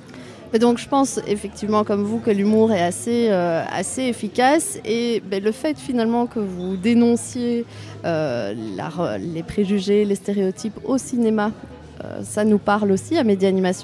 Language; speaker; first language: French; native; French